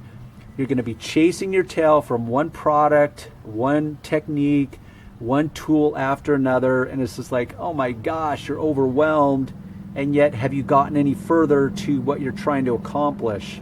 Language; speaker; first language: English; native; English